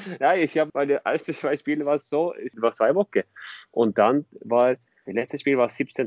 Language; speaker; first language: German; non-native, fluent; Norwegian